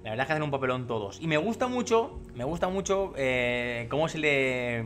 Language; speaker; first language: Spanish; native; Spanish